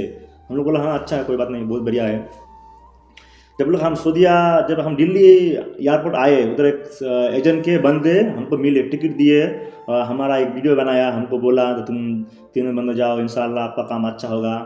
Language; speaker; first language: Hindi; non-native, local second language; Bangla